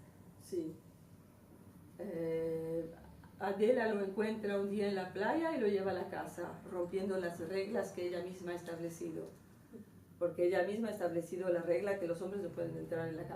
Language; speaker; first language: Spanish; native; Spanish